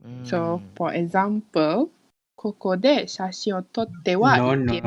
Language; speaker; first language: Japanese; non-native, fluent; Malay